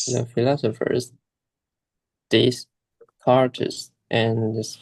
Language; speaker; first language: English; non-native, learner; Chinese